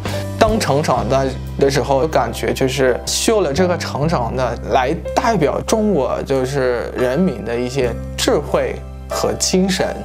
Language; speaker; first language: Chinese; non-native, fluent; Malagasy